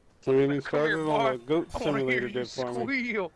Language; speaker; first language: English; native; English